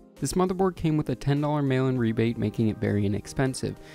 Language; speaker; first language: English; native; English